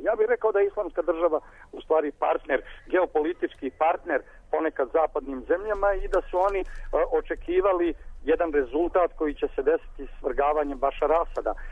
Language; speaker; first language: Bosnian; native; Bosnian